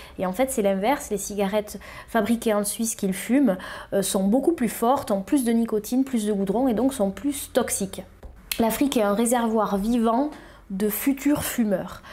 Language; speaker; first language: French; native; French